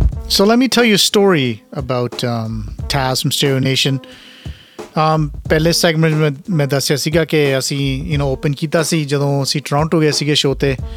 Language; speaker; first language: English; early bilingual, other home language; Punjabi